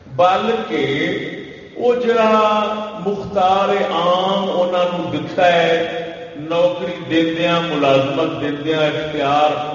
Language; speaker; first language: Urdu; non-native, local second language; Punjabi